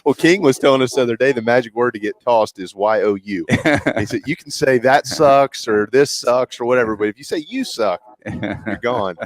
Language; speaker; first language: English; native; English